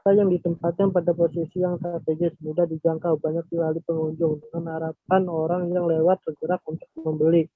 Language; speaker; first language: Indonesian; native; Indonesian